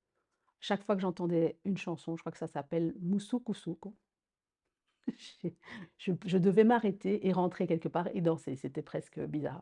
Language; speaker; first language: French; early bilingual, other home language; Rundi